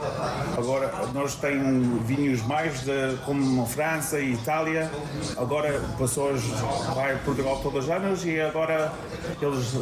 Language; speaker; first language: Portuguese; early bilingual, heritage; Portuguese